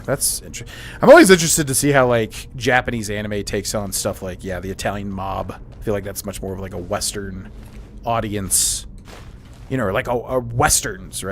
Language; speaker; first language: English; native; English